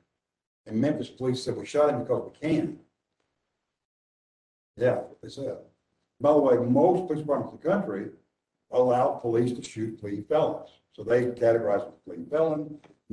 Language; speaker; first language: English; native; English